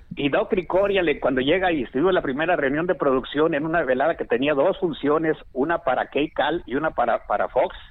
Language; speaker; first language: Spanish; native; Spanish